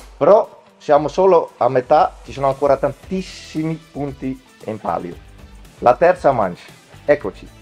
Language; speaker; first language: Italian; non-native, fluent; Dutch